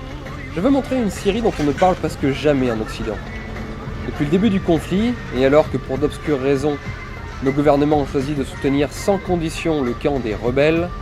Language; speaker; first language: French; native; French